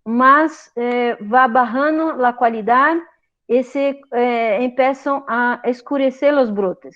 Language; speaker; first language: Spanish; non-native, learner; Portuguese